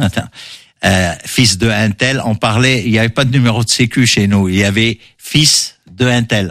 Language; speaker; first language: French; non-native, local second language; Arabic